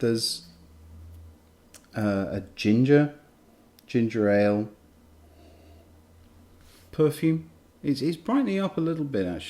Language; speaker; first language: English; native; English